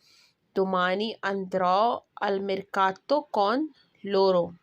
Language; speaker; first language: Italian; non-native, learner; Urdu